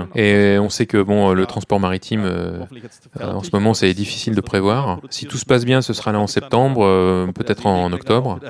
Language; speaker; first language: French; non-native, fluent; German